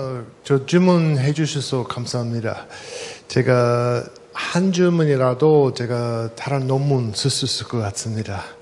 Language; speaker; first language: Korean; non-native, fluent; English